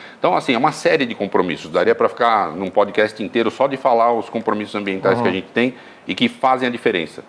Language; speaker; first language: Portuguese; native; Portuguese